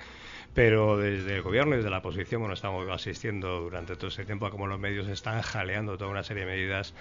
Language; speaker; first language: Spanish; native; Spanish